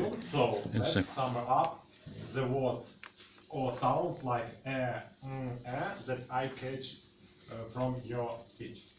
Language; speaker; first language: English; non-native, learner; Russian